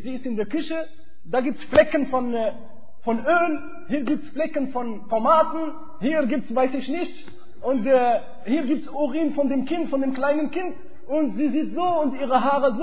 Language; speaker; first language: German; non-native, fluent; Arabic